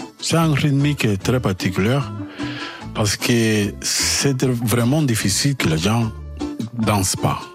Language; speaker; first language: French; non-native, learner; Spanish